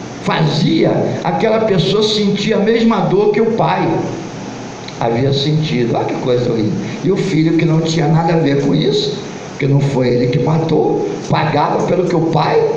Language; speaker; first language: Portuguese; native; Portuguese